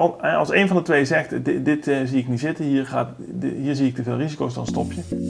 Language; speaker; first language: Dutch; native; Dutch